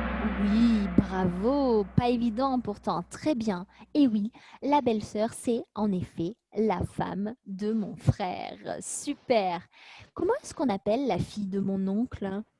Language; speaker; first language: French; native; French